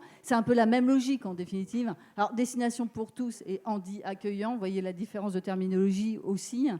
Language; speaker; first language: French; native; French